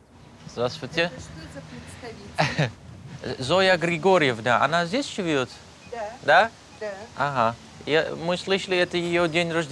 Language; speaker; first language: Russian; non-native, fluent; Dutch